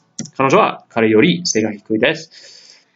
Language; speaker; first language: Japanese; non-native, fluent; English